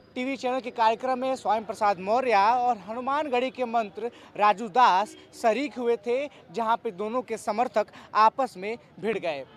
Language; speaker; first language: Hindi; native; Hindi